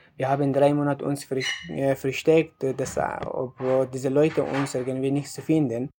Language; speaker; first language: German; non-native, learner; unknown